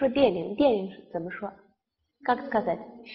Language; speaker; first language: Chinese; native; Chinese